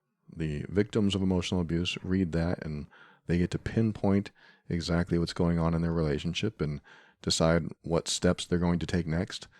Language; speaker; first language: English; native; English